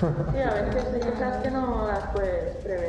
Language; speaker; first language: Spanish; non-native, learner; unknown